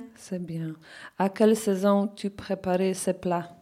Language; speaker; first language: French; non-native, learner; Polish